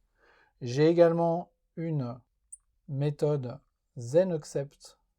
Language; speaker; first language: French; native; French